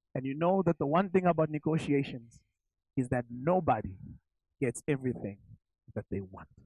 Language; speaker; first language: English; non-native, local second language; Zulu